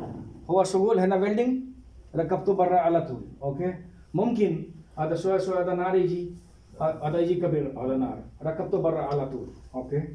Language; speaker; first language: Arabic; non-native, learner; Hindi